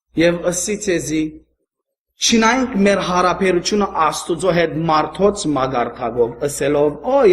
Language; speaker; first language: Armenian; early bilingual, heritage; Armenian